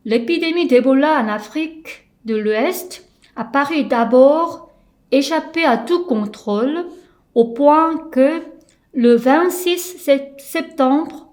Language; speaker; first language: French; non-native, fluent; Korean